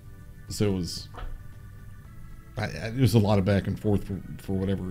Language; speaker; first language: English; native; English